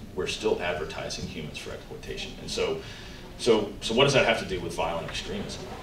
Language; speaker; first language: English; native; English